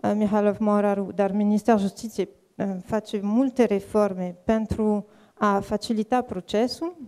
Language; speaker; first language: Romanian; non-native, fluent; French